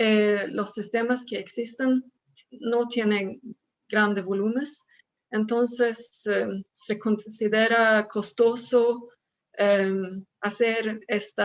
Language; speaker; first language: Spanish; non-native, fluent; Swedish